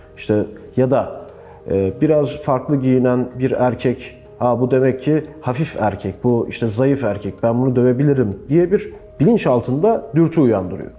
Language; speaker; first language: Turkish; native; Turkish